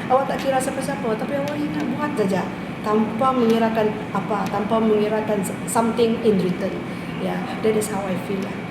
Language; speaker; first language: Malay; non-native, local second language; Iban